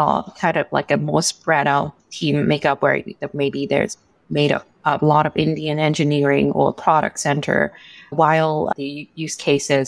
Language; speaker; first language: English; non-native, local second language; Cantonese